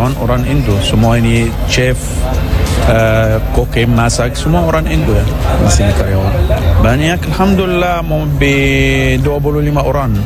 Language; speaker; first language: Indonesian; non-native, learner; Arabic